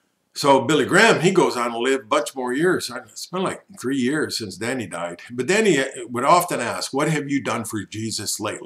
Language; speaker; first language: English; native; English